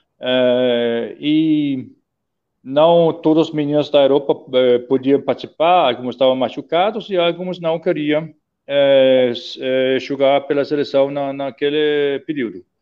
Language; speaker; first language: Portuguese; non-native, fluent; Danish